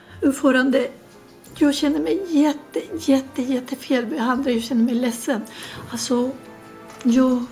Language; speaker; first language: Swedish; non-native, learner; Spanish